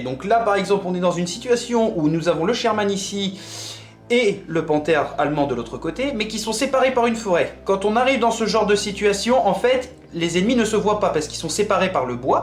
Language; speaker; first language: French; native; French